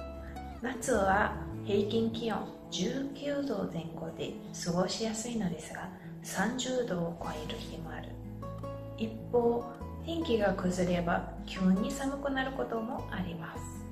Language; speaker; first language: Japanese; non-native, fluent; Mongolian